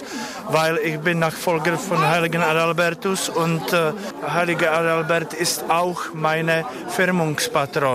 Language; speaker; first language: German; non-native, fluent; Czech